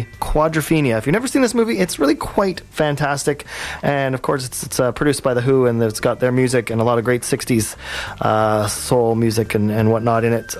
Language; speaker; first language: English; native; English